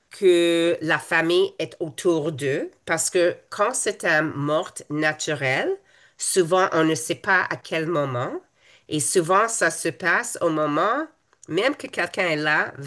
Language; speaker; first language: French; non-native, fluent; English